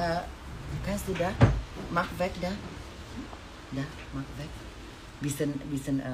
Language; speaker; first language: German; non-native, learner; Indonesian